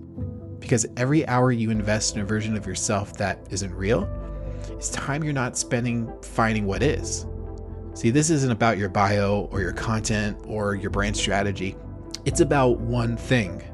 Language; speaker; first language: English; native; English